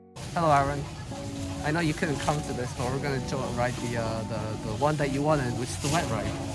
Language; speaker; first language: English; native; English